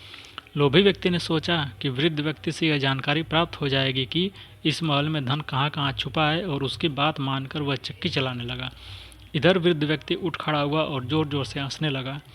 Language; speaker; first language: Hindi; native; Hindi